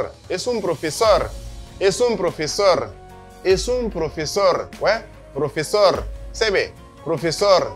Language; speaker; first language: Spanish; non-native, fluent; Haitian Creole